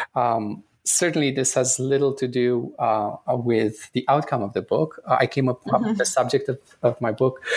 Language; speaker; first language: English; non-native, fluent; Romanian